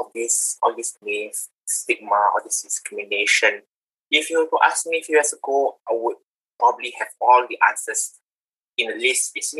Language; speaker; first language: English; non-native, local second language; Malay